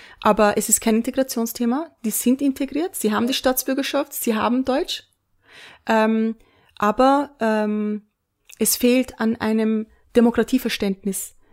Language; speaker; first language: German; early bilingual, other home language; Turkish